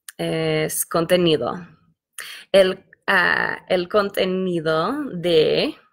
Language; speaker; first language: Spanish; non-native, fluent; English